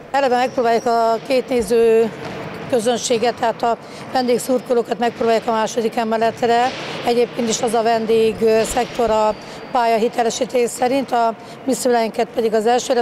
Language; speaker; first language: Hungarian; native; Hungarian